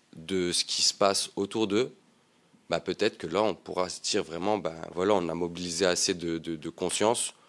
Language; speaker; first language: French; native; French